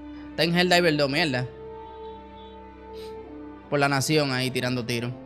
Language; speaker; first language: Spanish; native; Spanish